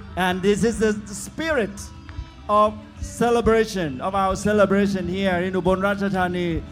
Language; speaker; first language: English; non-native, fluent; Thai